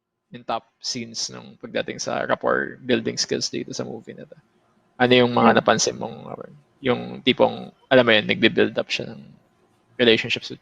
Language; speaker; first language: Filipino; native; Filipino